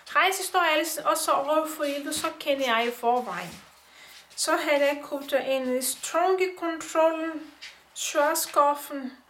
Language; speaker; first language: Danish; non-native, learner; Portuguese